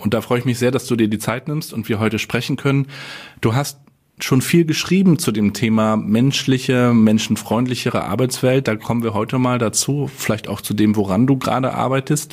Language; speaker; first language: German; native; German